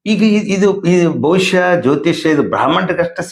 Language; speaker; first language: Kannada; native; Kannada